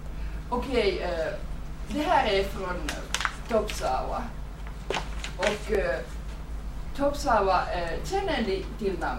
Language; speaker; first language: Swedish; non-native, fluent; Finnish